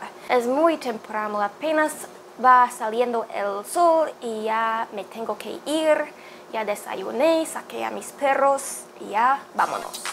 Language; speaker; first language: Spanish; non-native, fluent; English